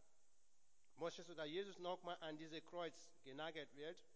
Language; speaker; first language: German; non-native, learner; English